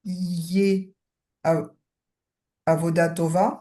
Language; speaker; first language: Hebrew; non-native, learner; French